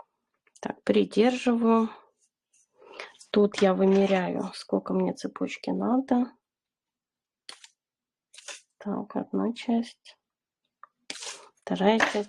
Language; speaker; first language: Russian; native; Russian